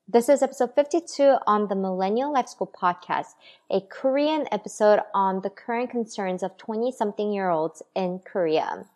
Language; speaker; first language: English; early bilingual, other home language; Korean